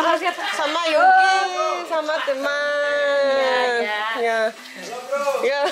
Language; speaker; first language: Indonesian; non-native, fluent; Korean